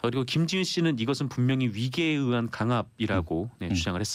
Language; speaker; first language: Korean; native; Korean